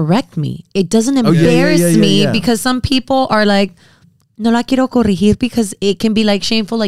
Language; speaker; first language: English; early bilingual, other home language; Spanish